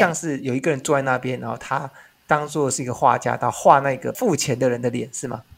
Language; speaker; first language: Chinese; native; Chinese